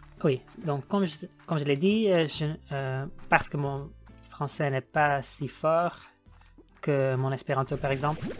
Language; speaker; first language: French; non-native, learner; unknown